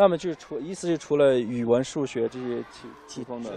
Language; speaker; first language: Chinese; native; Chinese